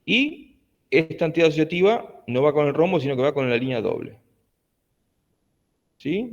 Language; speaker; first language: Spanish; native; Spanish